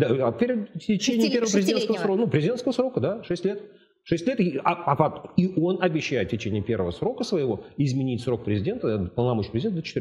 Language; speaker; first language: Russian; native; Russian